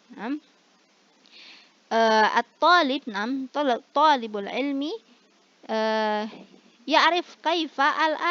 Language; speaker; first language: Arabic; non-native, fluent; Indonesian